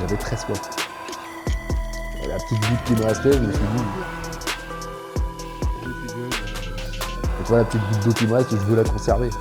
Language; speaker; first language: French; native; French